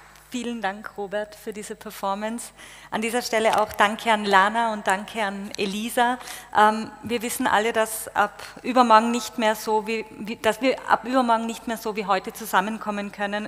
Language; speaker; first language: German; native; German